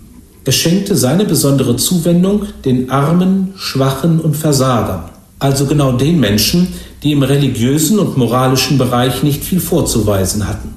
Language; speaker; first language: German; native; German